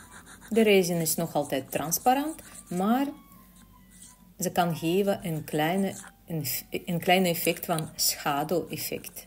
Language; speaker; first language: Dutch; non-native, learner; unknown